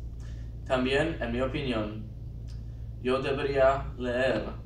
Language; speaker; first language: Spanish; non-native, learner; English